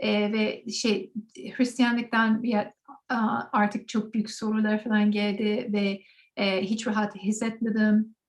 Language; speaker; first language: Turkish; non-native, learner; English